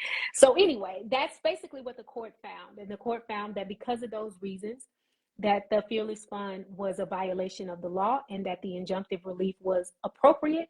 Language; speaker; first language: English; native; English